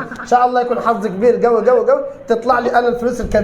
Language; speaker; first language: Arabic; native; Arabic